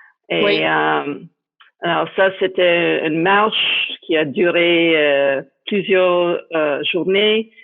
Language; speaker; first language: French; non-native, fluent; English